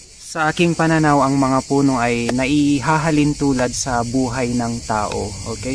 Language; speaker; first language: Filipino; native; Filipino